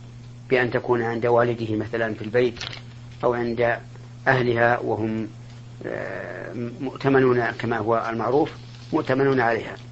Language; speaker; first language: Arabic; native; Arabic